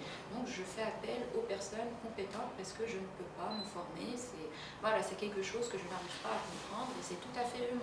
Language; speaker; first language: French; native; French